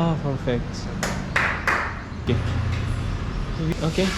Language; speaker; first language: English; non-native, learner; Korean